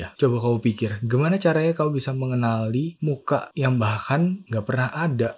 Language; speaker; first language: Indonesian; native; Indonesian